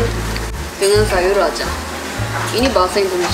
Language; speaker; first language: Indonesian; non-native, learner; Korean